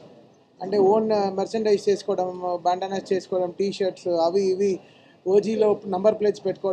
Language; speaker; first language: Telugu; native; Telugu